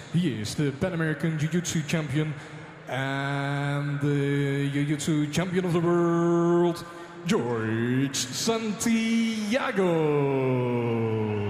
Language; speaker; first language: English; non-native, fluent; Dutch